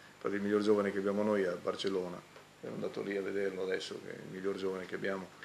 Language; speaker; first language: Italian; native; Italian